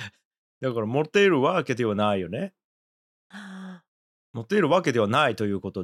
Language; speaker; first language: Japanese; native; Japanese